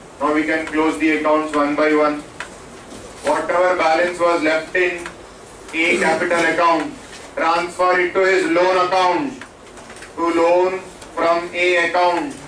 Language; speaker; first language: English; non-native, local second language; Telugu